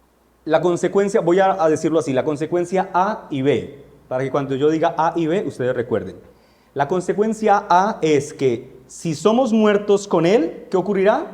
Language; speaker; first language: Spanish; native; Spanish